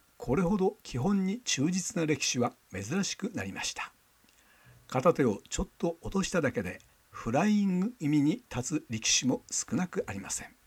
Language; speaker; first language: Japanese; native; Japanese